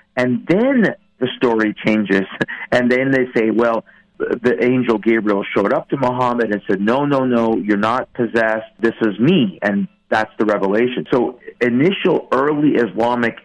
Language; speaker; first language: English; non-native, fluent; Persian